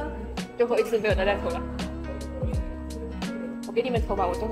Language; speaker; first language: Chinese; native; Chinese